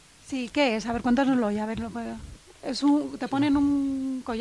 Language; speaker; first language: Spanish; native; Spanish